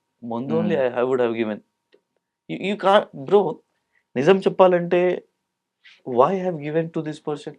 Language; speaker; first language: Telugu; non-native, local second language; Urdu